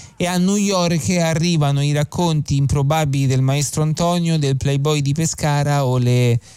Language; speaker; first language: Italian; native; Italian